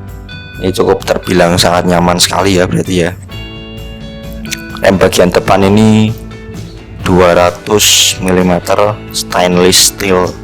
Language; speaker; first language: Indonesian; native; Indonesian